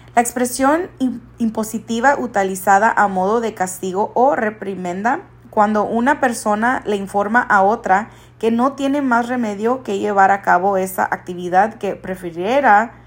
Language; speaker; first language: Spanish; early bilingual, other home language; English